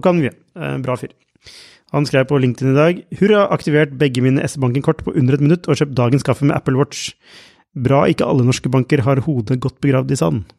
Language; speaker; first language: Norwegian; native; Norwegian